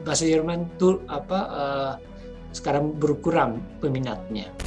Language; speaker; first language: Indonesian; non-native, fluent; Japanese